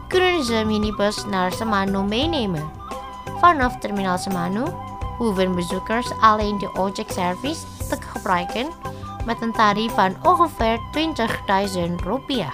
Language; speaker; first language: Dutch; non-native, fluent; Indonesian